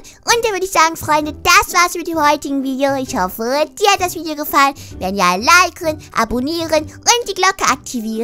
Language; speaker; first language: German; native; German